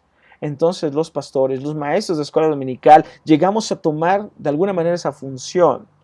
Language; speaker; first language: Spanish; native; Spanish